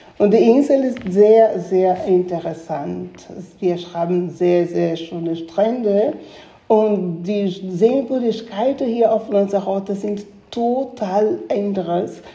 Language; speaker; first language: German; non-native, fluent; Portuguese